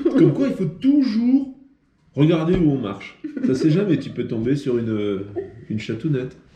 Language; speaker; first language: French; native; French